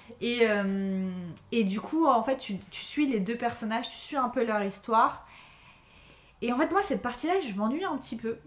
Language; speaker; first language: French; native; French